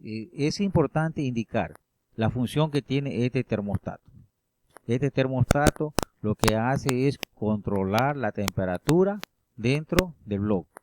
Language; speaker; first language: Spanish; native; Spanish